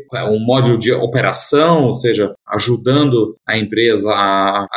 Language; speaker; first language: Portuguese; non-native, fluent; German